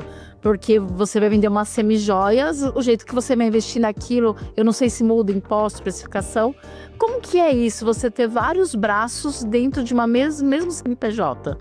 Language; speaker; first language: Portuguese; native; Portuguese